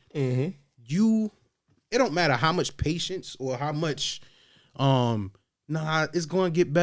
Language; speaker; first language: English; native; English